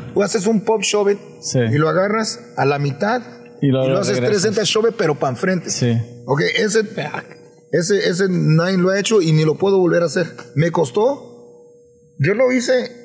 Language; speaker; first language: Spanish; early bilingual, heritage; Spanish